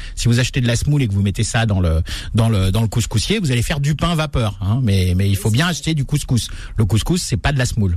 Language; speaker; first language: French; native; French